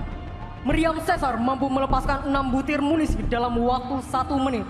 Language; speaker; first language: Indonesian; native; Indonesian